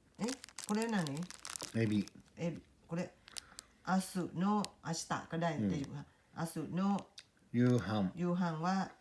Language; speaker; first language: Japanese; non-native, learner; Thai